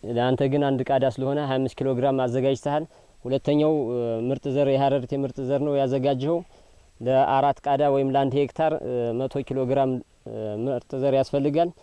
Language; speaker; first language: Amharic; native; Amharic